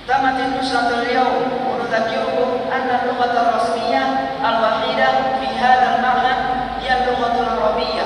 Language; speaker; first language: Arabic; non-native, learner; Indonesian